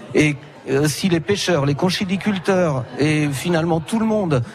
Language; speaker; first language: French; native; French